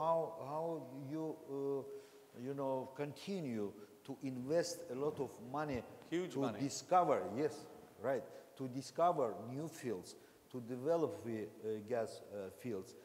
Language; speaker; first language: English; non-native, learner; Azerbaijani